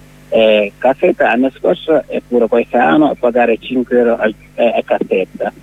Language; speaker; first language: Italian; non-native, learner; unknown